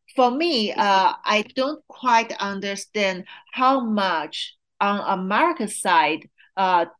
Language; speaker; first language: English; non-native, fluent; Chinese